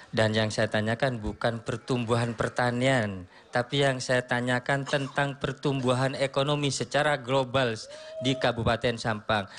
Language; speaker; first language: Indonesian; non-native, local second language; Madurese